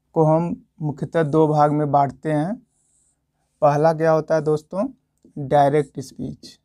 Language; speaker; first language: Hindi; native; Hindi